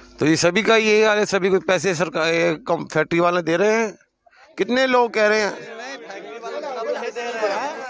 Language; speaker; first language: Hindi; native; Hindi